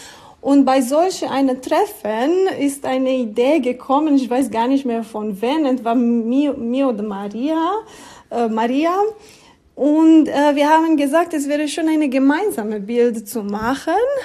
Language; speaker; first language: German; non-native, learner; Romanian